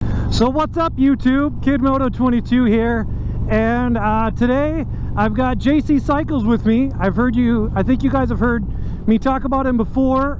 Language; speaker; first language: English; native; English